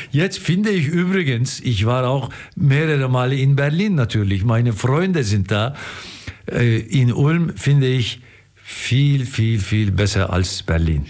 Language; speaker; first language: German; non-native, fluent; Turkish